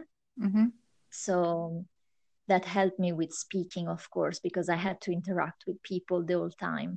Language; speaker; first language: English; non-native, fluent; Italian